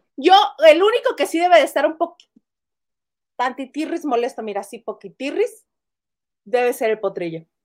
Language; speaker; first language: Spanish; native; Spanish